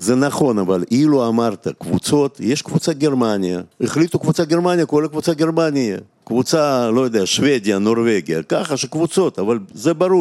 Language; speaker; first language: Hebrew; non-native, fluent; Russian